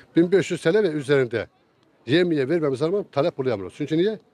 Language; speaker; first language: Turkish; native; Turkish